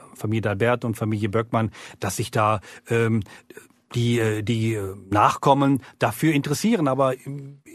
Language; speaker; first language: German; native; German